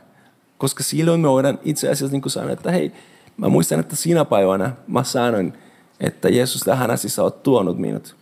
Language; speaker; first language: Finnish; non-native, fluent; Spanish